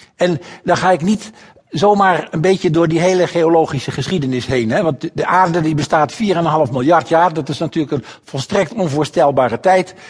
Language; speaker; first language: Dutch; native; Dutch